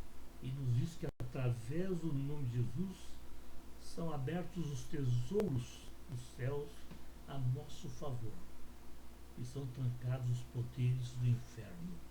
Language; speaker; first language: Portuguese; native; Portuguese